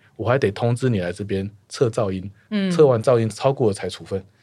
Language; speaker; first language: Chinese; native; Chinese